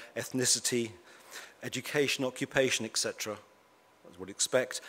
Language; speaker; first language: English; native; English